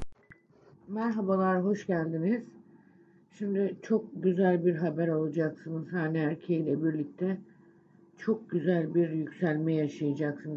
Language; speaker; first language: Turkish; native; Turkish